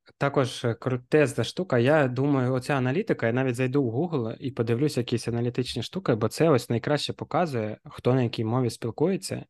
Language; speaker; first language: Ukrainian; native; Ukrainian